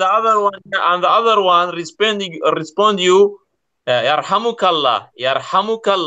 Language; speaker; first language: English; non-native, learner; Kurdish